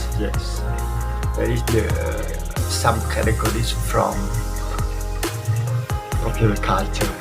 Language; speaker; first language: English; non-native, learner; Indonesian